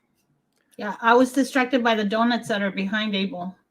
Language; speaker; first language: English; native; English